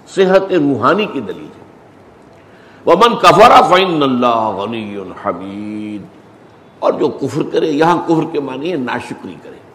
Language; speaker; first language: Urdu; native; Urdu